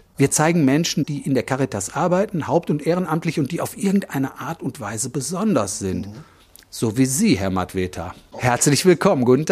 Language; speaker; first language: German; native; German